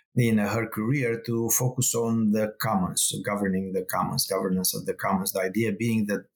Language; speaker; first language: English; non-native, fluent; Romanian